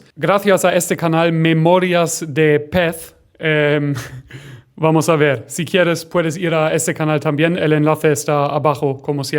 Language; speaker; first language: Spanish; non-native, learner; German